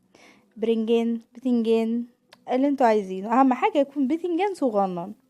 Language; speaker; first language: Arabic; native; Arabic